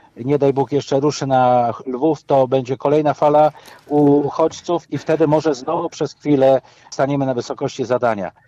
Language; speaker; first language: Polish; native; Polish